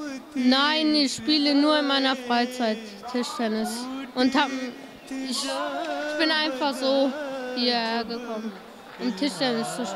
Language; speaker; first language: German; early bilingual, other home language; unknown